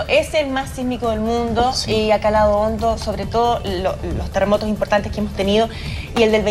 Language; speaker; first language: Spanish; native; Spanish